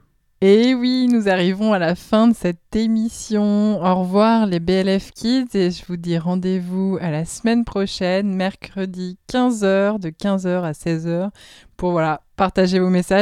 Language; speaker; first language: French; native; French